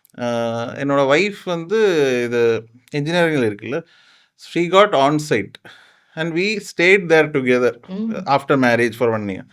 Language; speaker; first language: Tamil; non-native, fluent; Malayalam